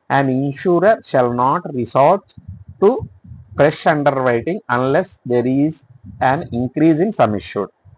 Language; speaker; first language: English; non-native, local second language; Telugu